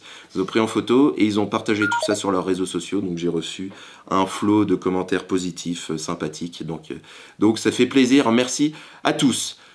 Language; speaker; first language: French; native; French